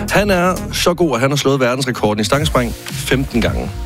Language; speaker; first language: Danish; native; Danish